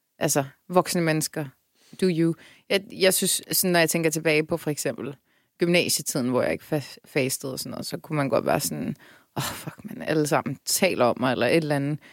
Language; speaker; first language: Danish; early bilingual, other home language; Turkish